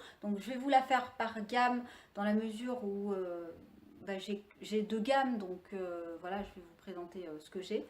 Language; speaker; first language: French; native; French